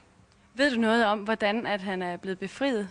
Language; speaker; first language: Danish; native; Danish